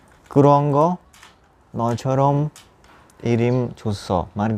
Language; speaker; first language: Korean; non-native, learner; Italian